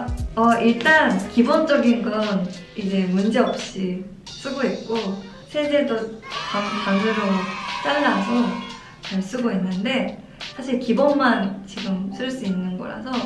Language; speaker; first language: Korean; non-native, fluent; Japanese